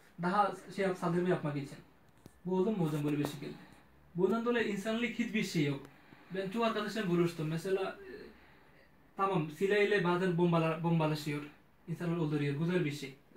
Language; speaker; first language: Turkish; non-native, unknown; Bangla